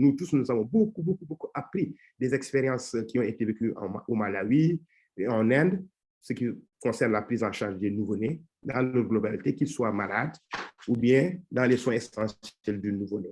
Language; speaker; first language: French; non-native, local second language; Wolof